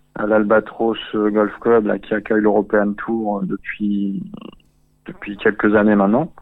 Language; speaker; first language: French; native; French